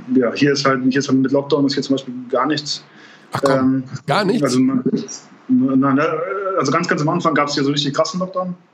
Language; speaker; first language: German; native; German